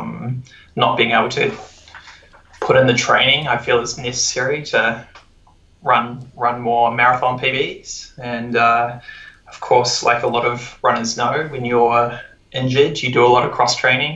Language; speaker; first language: English; native; English